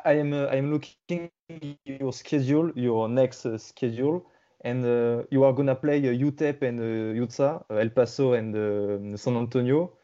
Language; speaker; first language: English; non-native, learner; French